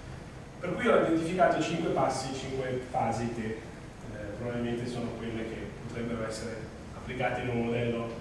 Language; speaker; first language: Italian; native; Italian